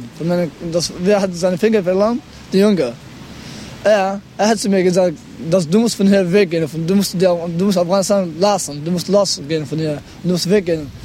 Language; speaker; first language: German; non-native, learner; Pashto